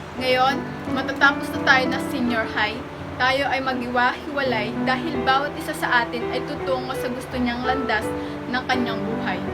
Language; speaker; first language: Filipino; native; Filipino